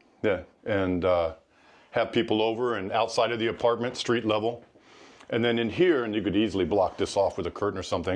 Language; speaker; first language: English; native; English